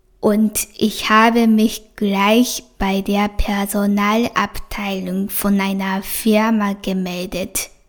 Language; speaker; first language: German; non-native, fluent; Japanese